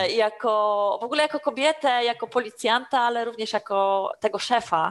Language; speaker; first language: Polish; native; Polish